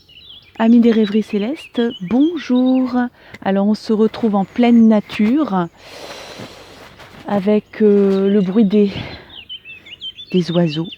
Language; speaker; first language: French; native; French